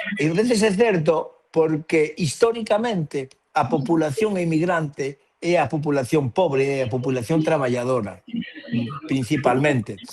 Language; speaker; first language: Galician; native; Galician